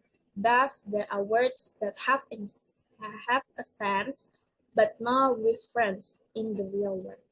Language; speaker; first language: English; non-native, learner; Indonesian